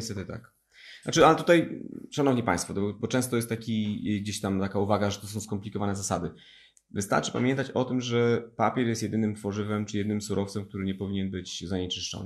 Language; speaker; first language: Polish; native; Polish